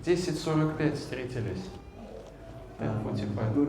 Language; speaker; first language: Russian; native; Russian